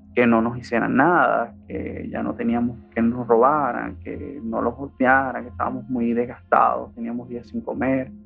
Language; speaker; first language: Spanish; native; Spanish